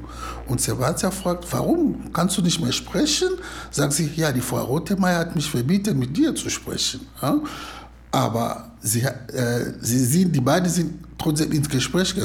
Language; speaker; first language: German; non-native, learner; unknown